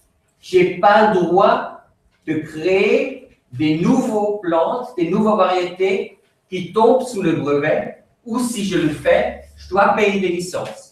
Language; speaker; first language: French; non-native, fluent; Swiss German